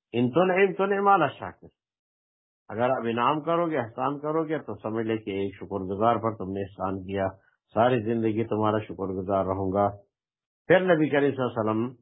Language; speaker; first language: Urdu; non-native, local second language; Pashto